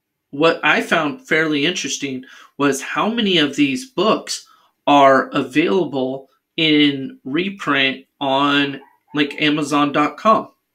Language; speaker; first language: English; native; English